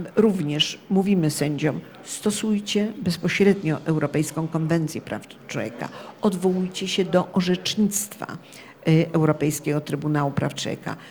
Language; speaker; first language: Polish; native; Polish